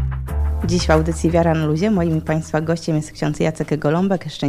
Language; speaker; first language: Polish; native; Polish